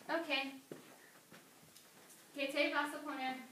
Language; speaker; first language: Spanish; non-native, learner; English